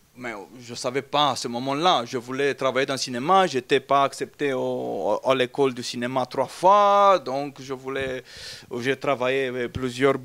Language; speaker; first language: French; non-native, fluent; Romanian